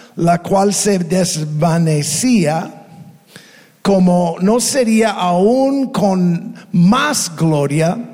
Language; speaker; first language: Spanish; non-native, fluent; English